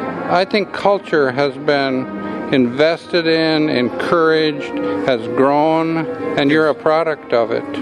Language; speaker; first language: English; native; English